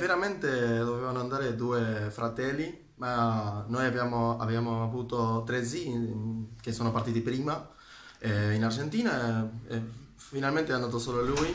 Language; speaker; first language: Italian; non-native, fluent; Spanish